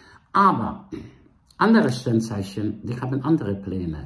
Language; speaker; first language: German; non-native, fluent; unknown